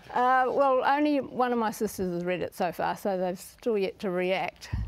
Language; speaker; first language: English; native; English